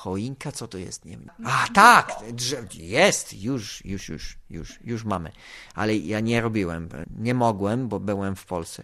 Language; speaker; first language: Polish; non-native, learner; Italian